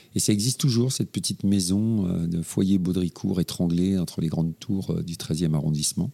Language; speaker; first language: French; native; French